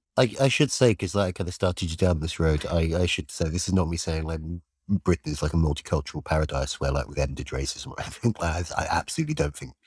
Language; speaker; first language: English; native; English